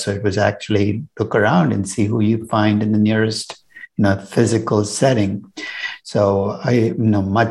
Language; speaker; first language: English; non-native, local second language; Tamil